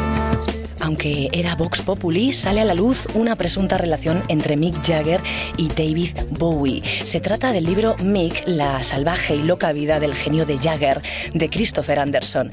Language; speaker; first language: Spanish; native; Spanish